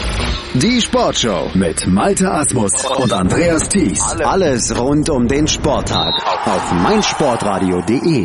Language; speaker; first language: German; native; German